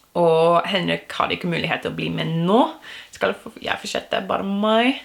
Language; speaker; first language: Norwegian; non-native, learner; English